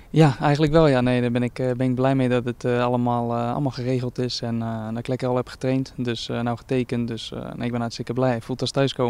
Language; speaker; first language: Dutch; native; Dutch